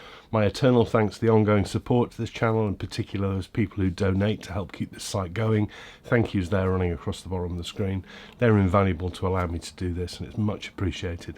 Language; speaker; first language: English; native; English